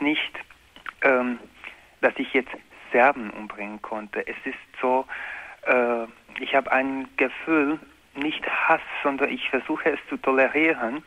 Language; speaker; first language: German; non-native, learner; Croatian